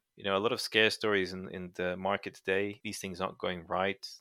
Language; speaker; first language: English; non-native, fluent; Portuguese